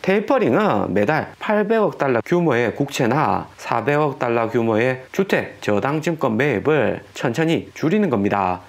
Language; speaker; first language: Korean; native; Korean